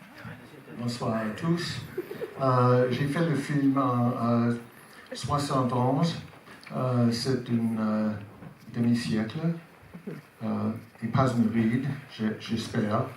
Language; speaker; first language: French; non-native, learner; English